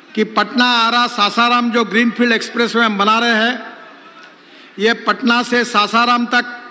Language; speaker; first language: Hindi; non-native, local second language; Marathi